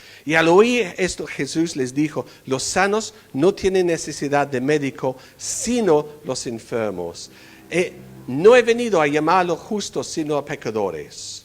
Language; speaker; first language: Spanish; non-native, fluent; English